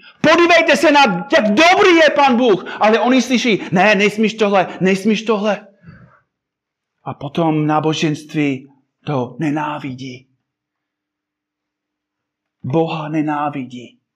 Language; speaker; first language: Czech; non-native, fluent; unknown